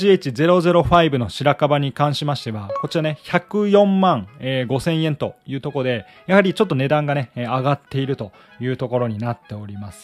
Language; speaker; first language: Japanese; native; Japanese